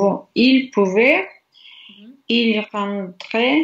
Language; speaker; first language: French; non-native, learner; Russian